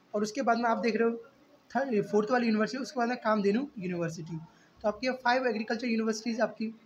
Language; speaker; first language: Hindi; native; Hindi